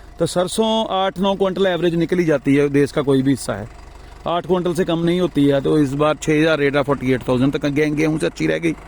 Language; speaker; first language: Hindi; non-native, local second language; Punjabi